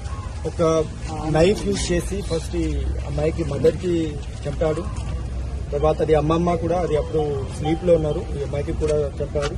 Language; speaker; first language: Telugu; non-native, local second language; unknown